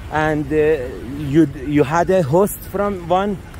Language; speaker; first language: English; non-native, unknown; Persian